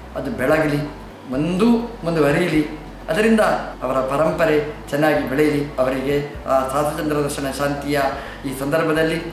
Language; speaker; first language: Kannada; non-native, local second language; Tulu